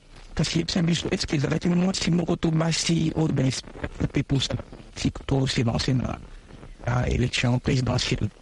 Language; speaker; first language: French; non-native, local second language; Lingala